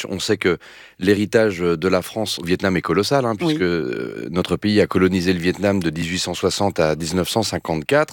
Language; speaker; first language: French; native; French